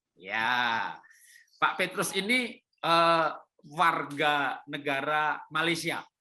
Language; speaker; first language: Indonesian; native; Indonesian